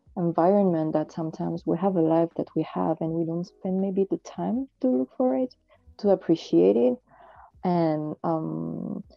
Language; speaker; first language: English; non-native, fluent; French